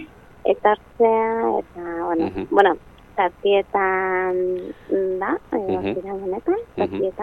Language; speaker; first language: Basque; non-native, local second language; Spanish